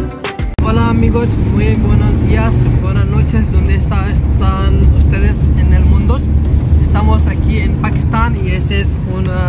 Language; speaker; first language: Spanish; non-native, learner; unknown